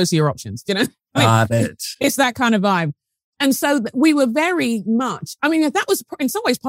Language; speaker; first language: English; native; English